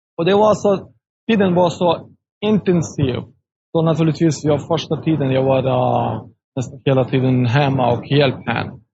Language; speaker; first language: Swedish; non-native, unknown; Russian